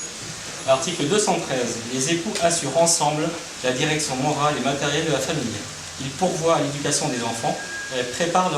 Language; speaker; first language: French; native; French